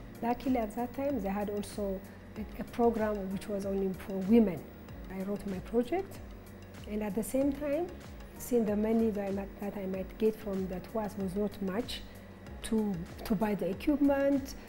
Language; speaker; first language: English; non-native, fluent; Amharic